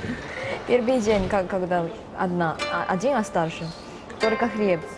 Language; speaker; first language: Russian; non-native, learner; Japanese